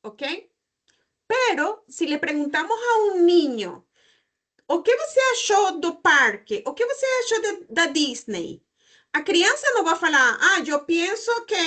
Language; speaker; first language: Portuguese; non-native, fluent; Spanish